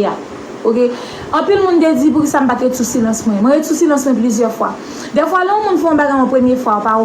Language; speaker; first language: French; non-native, local second language; Haitian Creole